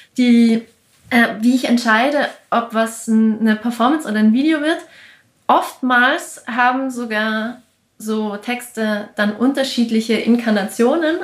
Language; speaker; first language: German; native; German